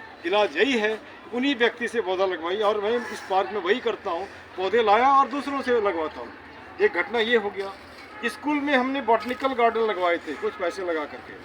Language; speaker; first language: Hindi; native; Hindi